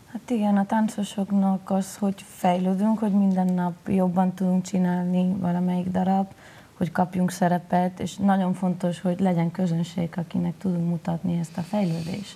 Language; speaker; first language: Hungarian; non-native, local second language; Spanish